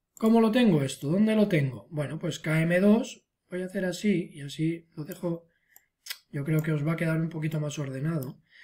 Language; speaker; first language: Spanish; non-native, local second language; Catalan